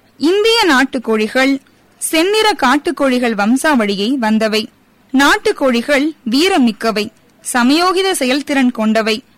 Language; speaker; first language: Tamil; native; Tamil